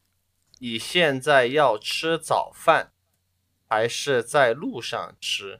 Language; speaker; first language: Chinese; non-native, learner; English